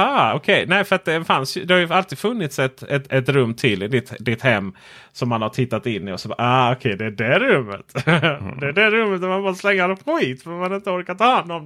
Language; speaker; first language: Swedish; native; Swedish